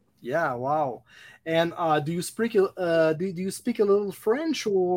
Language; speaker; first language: English; non-native, local second language; French